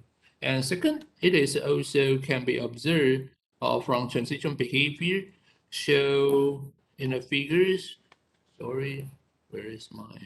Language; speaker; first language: English; non-native, fluent; Chinese